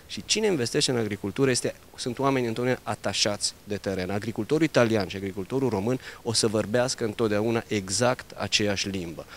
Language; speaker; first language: Romanian; early bilingual, heritage; Romanian